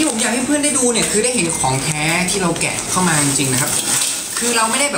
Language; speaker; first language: Thai; native; Thai